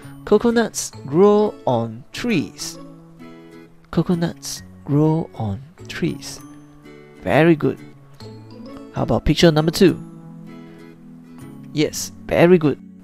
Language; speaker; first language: English; non-native, local second language; Chinese